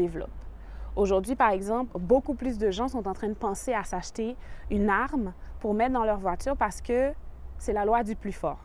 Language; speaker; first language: French; native; French